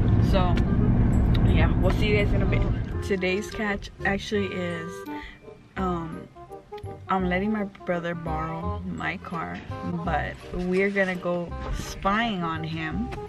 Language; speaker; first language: English; early bilingual, other home language; Spanish